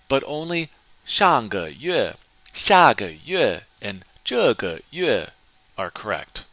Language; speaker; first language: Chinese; non-native, fluent; English